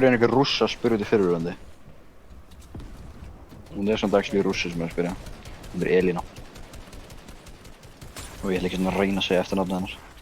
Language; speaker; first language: Icelandic; native; Icelandic